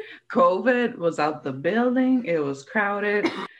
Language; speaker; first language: English; early bilingual, other home language; Spanish